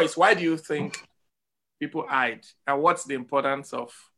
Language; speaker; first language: English; non-native, local second language; Yoruba